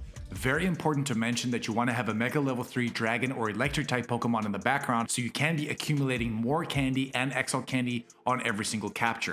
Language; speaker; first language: English; native; English